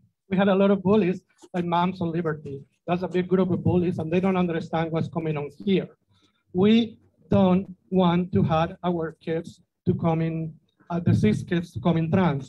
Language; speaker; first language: English; non-native, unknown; Spanish